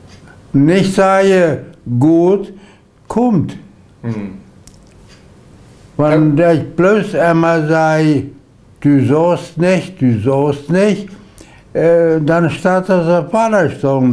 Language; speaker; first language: German; non-native, local second language; Low German